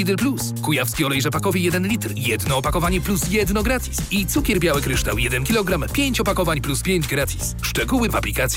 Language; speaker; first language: Polish; native; Polish